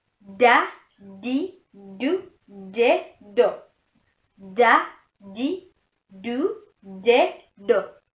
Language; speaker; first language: Russian; non-native, learner; Indonesian